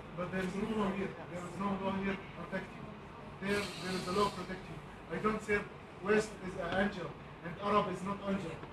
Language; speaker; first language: English; non-native, learner; Arabic